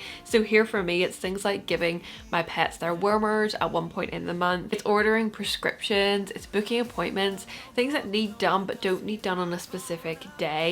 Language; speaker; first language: English; native; English